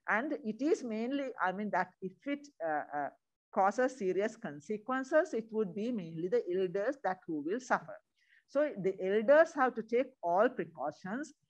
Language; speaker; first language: English; non-native, local second language; Sinhala